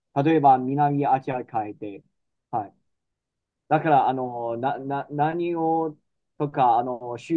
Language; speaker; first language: Japanese; non-native, fluent; Chinese